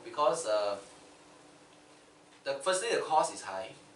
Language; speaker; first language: English; non-native, local second language; Chinese